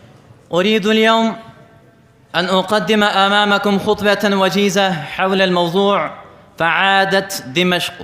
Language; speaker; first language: Arabic; non-native, fluent; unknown